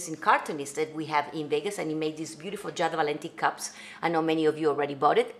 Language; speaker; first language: English; non-native, fluent; Italian